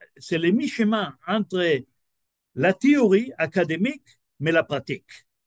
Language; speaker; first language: French; non-native, fluent; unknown